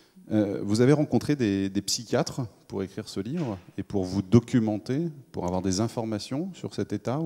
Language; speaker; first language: French; native; French